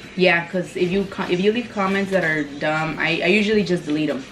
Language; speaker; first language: English; early bilingual, other home language; Spanish